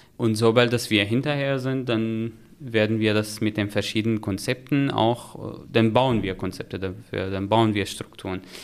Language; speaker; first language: German; non-native, fluent; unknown